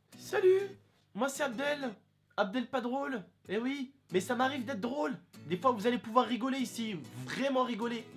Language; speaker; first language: French; early bilingual, other home language; Arabic